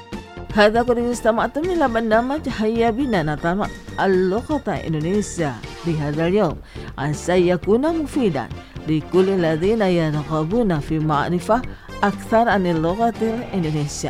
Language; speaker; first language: Arabic; non-native, fluent; Indonesian